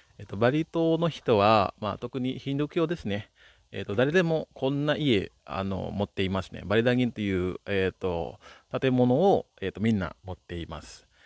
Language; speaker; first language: Japanese; non-native, fluent; Balinese